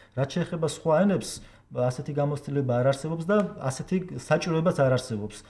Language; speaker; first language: Georgian; non-native, local second language; Kurdish